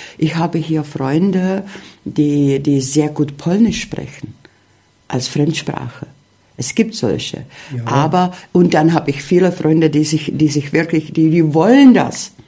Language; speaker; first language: German; non-native, fluent; Czech